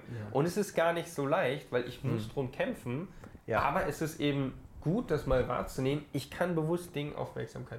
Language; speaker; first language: German; native; German